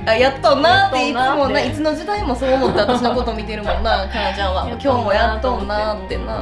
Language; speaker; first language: Japanese; native; Japanese